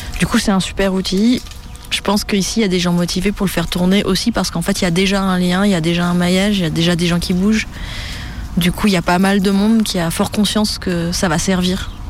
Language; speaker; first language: French; native; French